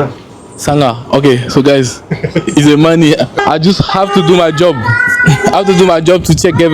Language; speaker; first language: English; non-native, fluent; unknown